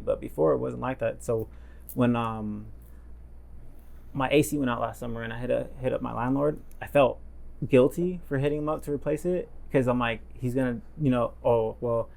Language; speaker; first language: English; native; English